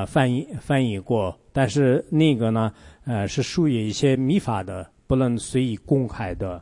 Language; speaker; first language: Chinese; non-native, local second language; Tibetan